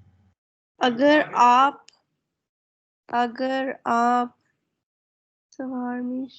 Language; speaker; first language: Persian; non-native, learner; Urdu